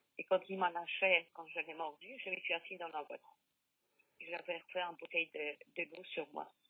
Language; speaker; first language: French; non-native, learner; Polish